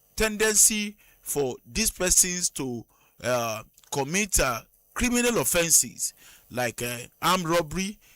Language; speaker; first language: English; non-native, local second language; Yoruba